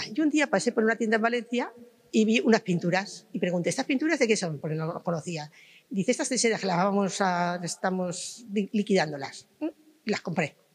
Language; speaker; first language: Spanish; native; Spanish